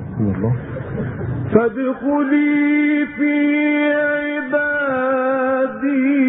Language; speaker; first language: Arabic; native; Arabic